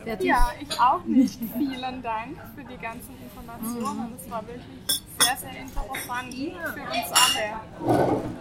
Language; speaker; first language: German; non-native, fluent; French